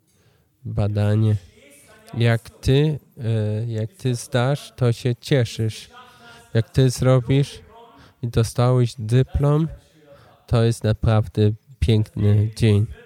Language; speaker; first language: Polish; non-native, learner; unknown